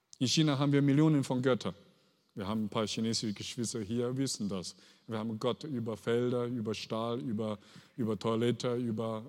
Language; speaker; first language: German; non-native, fluent; Chinese